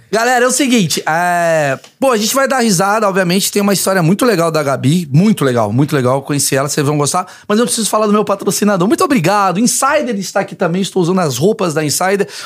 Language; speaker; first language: Portuguese; native; Portuguese